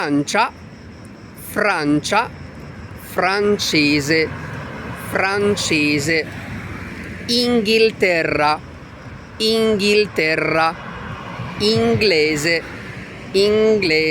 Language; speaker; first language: Italian; non-native, fluent; Arabic